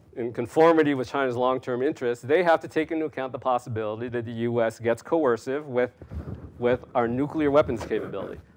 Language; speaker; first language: English; native; English